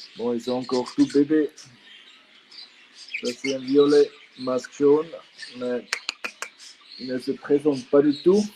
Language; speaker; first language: French; non-native, fluent; Swiss German